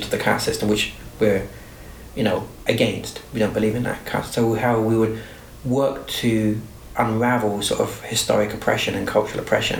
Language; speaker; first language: English; native; English